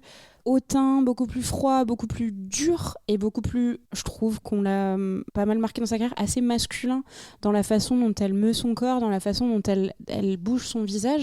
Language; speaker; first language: French; native; French